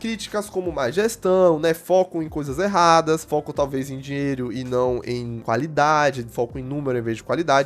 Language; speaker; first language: Portuguese; native; Portuguese